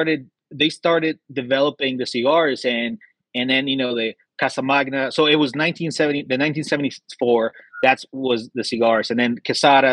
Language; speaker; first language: English; native; English